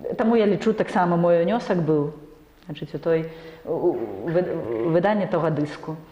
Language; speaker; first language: Belarusian; non-native, local second language; Russian